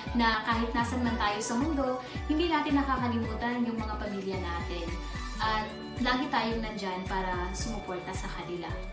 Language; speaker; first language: Filipino; non-native, local second language; Bikol